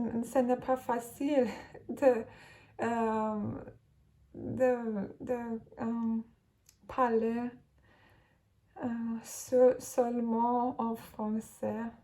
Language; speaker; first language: French; non-native, learner; Turkish